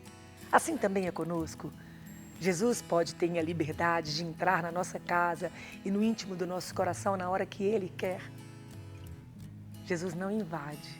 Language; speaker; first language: Portuguese; native; Portuguese